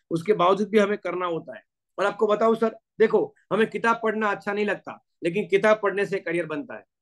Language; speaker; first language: Hindi; non-native, local second language; Gujarati